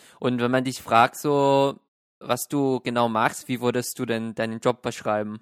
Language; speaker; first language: German; non-native, fluent; Chinese